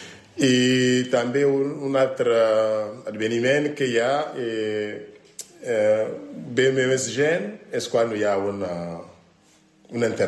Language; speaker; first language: Catalan; non-native, learner; French